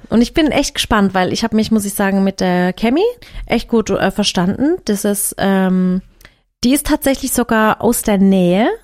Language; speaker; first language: German; early bilingual, other home language; Turkish